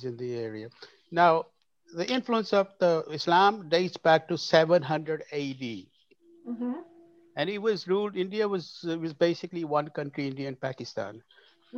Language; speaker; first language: English; native; English